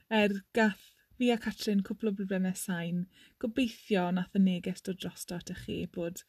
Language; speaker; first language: Welsh; non-native, local second language; English